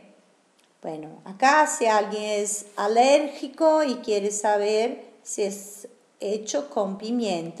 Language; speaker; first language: Spanish; non-native, fluent; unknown